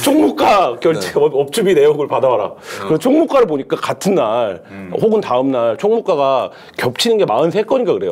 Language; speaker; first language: Korean; native; Korean